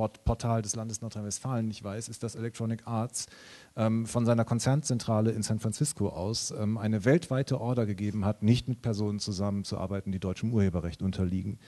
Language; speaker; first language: German; native; German